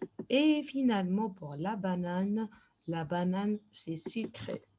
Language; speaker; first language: French; non-native, fluent; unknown